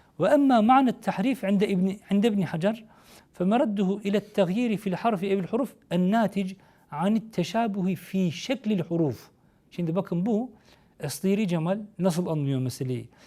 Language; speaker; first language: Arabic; non-native, fluent; Turkish